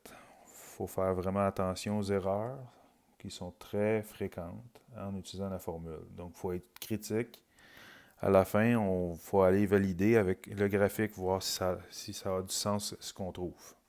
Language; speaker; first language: French; native; French